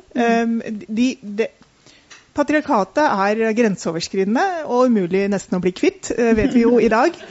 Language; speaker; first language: Norwegian; native; Norwegian